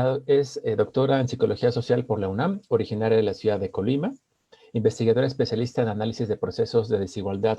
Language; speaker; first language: Spanish; native; Spanish